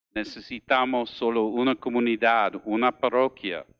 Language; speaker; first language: Spanish; non-native, learner; English